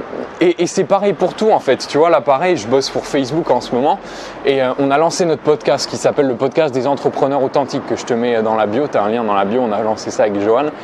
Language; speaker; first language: French; native; French